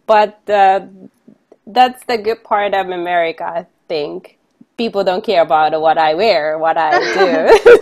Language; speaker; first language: English; non-native, fluent; Japanese